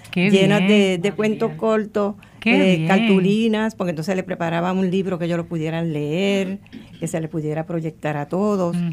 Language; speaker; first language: Spanish; native; Spanish